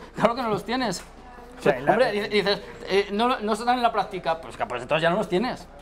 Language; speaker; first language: Spanish; native; Spanish